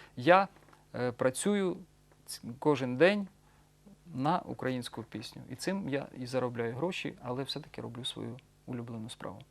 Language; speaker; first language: Ukrainian; non-native, local second language; Russian